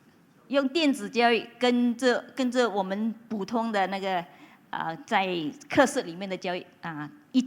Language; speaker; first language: Chinese; non-native, local second language; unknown